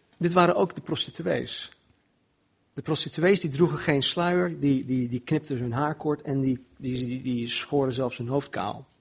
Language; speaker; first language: Dutch; non-native, fluent; English